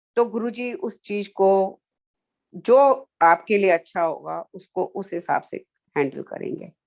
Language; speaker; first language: Hindi; native; Hindi